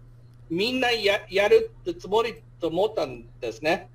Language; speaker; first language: Japanese; non-native, fluent; English